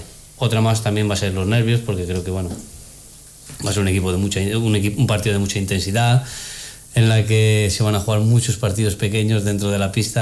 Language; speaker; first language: Spanish; native; Spanish